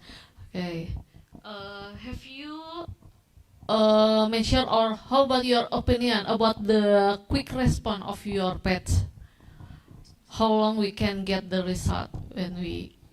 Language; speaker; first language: English; non-native, learner; Indonesian